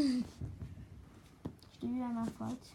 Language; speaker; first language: French; native; French